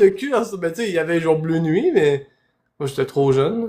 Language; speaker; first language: French; native; French